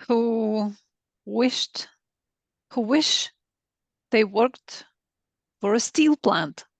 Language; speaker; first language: English; non-native, fluent; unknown